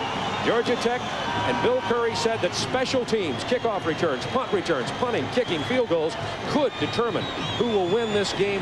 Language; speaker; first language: English; native; English